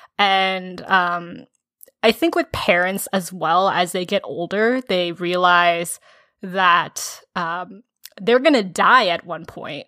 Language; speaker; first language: English; early bilingual, other home language; Korean